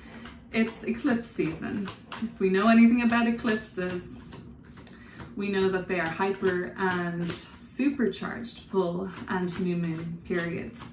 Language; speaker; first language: English; native; English